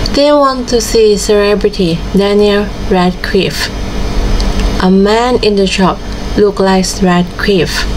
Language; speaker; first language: English; non-native, fluent; Thai